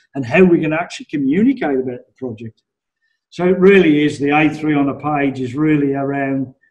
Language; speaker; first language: English; native; English